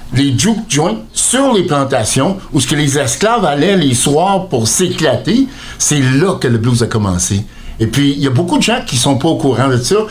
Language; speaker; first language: French; native; French